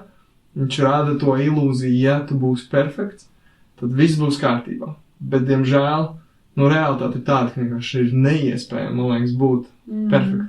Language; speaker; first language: Latvian; native; Latvian